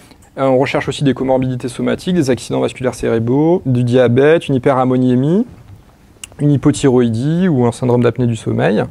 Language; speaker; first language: French; native; French